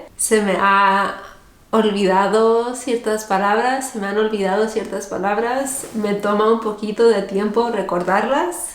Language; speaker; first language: Spanish; early bilingual, heritage; Spanish